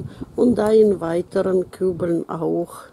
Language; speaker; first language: German; non-native, fluent; Russian